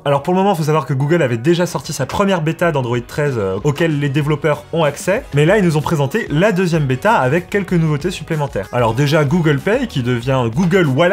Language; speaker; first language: French; native; French